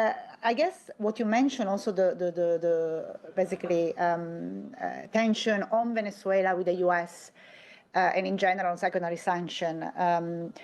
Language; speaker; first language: English; non-native, fluent; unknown